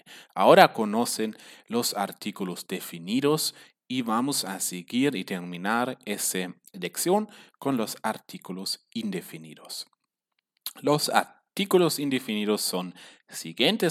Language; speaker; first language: Spanish; non-native, fluent; German